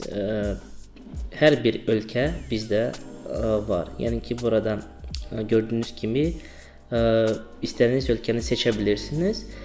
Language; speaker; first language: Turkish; non-native, learner; Azerbaijani